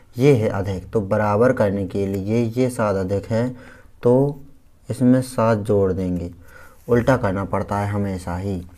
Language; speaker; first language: Hindi; native; Hindi